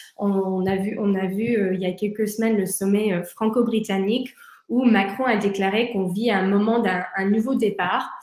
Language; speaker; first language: French; early bilingual, heritage; English